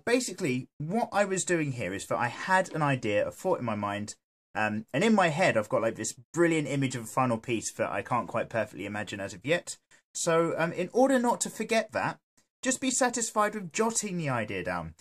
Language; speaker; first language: English; native; English